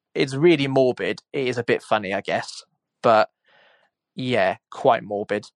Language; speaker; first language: English; native; English